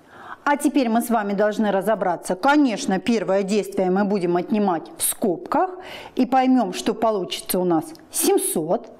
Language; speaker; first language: Russian; native; Russian